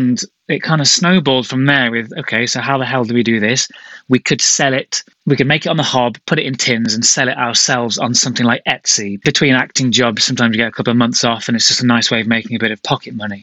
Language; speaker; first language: English; native; English